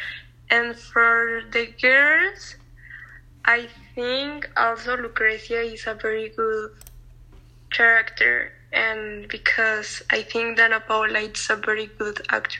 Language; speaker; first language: English; non-native, learner; Spanish